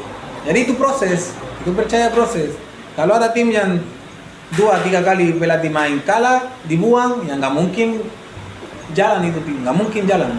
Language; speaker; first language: Indonesian; non-native, fluent; Spanish